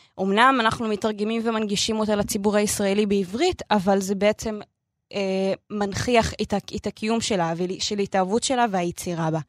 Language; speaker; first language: Hebrew; non-native, local second language; Arabic